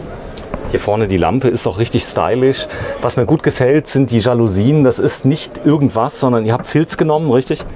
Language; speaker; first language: German; native; German